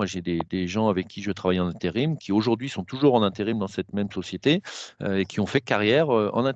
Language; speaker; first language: French; native; French